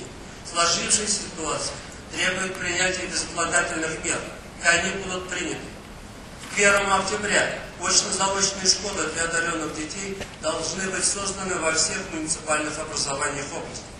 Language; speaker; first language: Russian; native; Russian